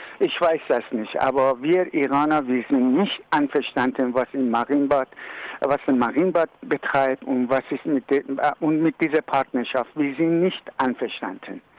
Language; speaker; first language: German; non-native, learner; Persian